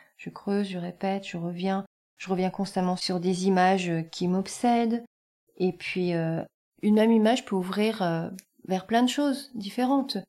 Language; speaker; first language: French; early bilingual, other home language; Vietnamese